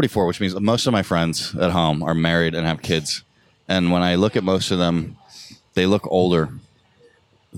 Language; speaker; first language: English; native; English